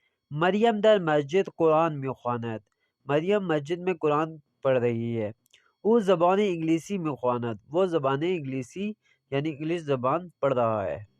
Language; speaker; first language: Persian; non-native, fluent; Urdu